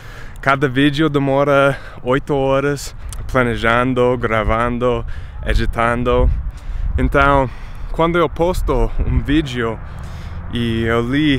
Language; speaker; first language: Portuguese; non-native, fluent; English